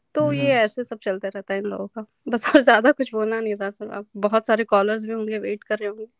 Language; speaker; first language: Hindi; non-native, local second language; Marathi